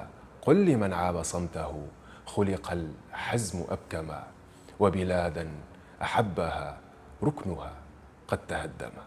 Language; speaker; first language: Arabic; native; Arabic